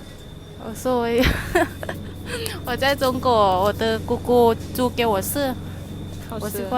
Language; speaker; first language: Chinese; non-native, learner; Lao